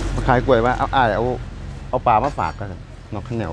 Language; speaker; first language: Thai; non-native, local second language; Lao